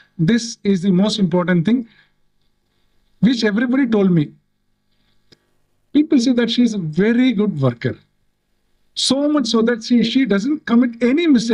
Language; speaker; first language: English; non-native, local second language; Tamil